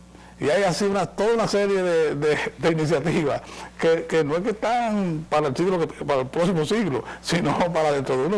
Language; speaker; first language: Spanish; native; Spanish